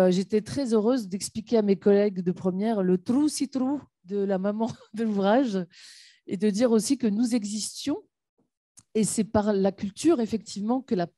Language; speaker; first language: French; native; French